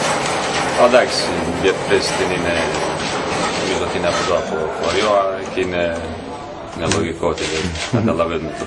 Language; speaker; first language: Greek; non-native, fluent; Croatian